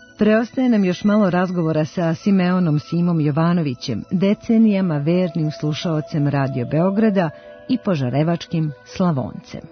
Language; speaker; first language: Serbian; native; Serbian